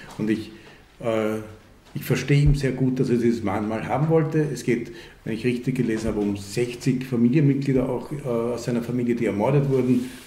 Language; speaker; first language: German; early bilingual, other home language; Hungarian